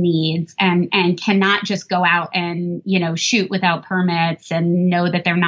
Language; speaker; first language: English; native; English